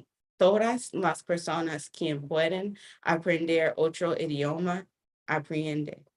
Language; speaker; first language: Spanish; non-native, fluent; English